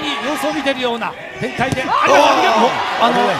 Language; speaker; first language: Japanese; native; Japanese